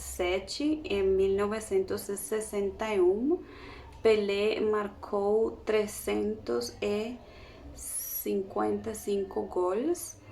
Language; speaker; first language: Portuguese; non-native, learner; Spanish